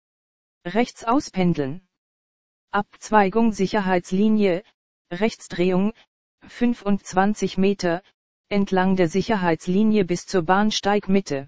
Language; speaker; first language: German; native; German